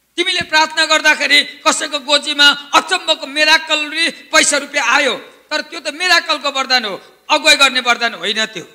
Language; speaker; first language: Nepali; native; Nepali